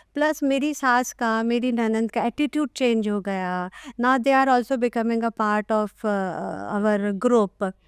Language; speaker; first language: Hindi; native; Hindi